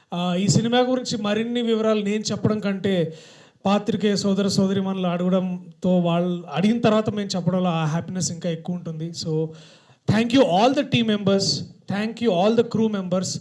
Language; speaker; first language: Telugu; native; Telugu